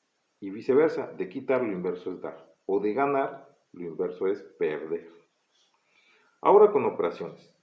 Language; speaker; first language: Spanish; native; Spanish